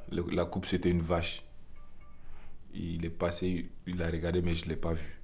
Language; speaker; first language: French; non-native, local second language; Bambara